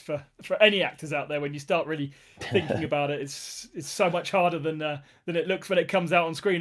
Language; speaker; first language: English; native; English